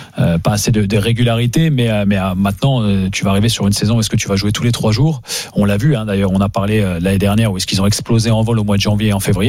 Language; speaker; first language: French; native; French